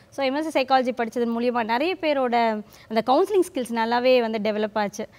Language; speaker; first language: Tamil; native; Tamil